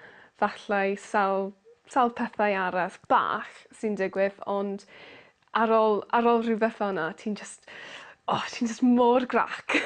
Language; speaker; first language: Welsh; non-native, local second language; English